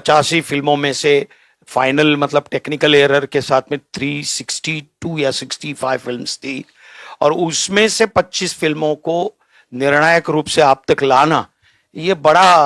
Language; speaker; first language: Hindi; native; Hindi